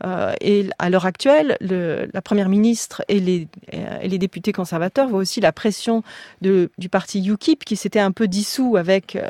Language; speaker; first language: French; native; French